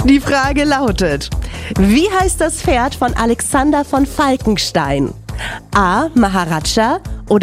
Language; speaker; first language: German; native; German